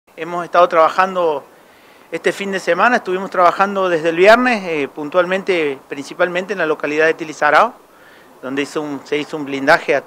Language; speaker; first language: Spanish; native; Spanish